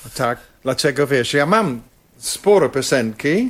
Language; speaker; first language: Polish; non-native, fluent; English